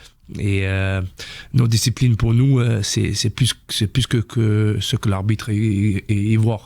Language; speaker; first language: French; non-native, fluent; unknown